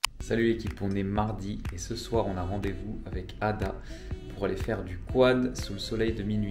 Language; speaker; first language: French; native; French